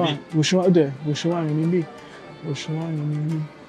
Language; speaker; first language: Chinese; non-native, learner; Haitian Creole